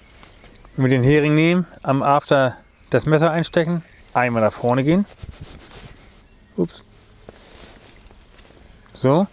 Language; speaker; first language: German; native; German